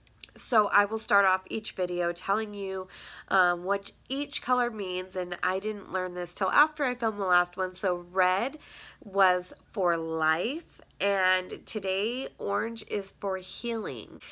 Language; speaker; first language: English; native; English